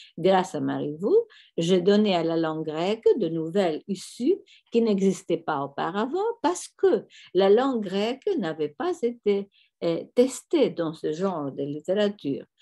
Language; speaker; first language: French; non-native, fluent; Greek